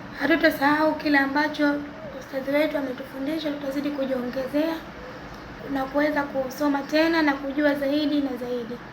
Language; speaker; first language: Swahili; native; Swahili